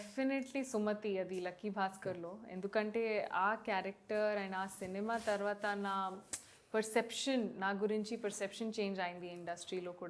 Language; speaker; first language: Telugu; non-native, local second language; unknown